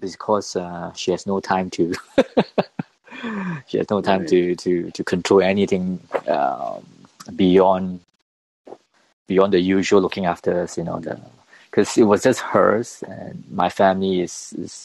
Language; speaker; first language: English; non-native, local second language; Cantonese